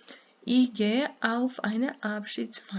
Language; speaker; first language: German; non-native, fluent; Serbian